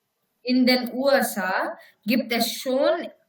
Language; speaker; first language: German; non-native, learner; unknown